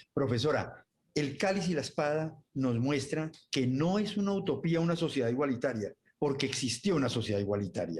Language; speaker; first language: Spanish; native; Spanish